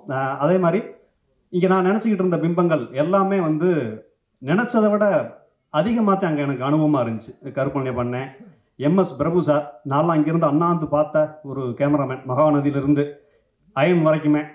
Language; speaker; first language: Tamil; native; Tamil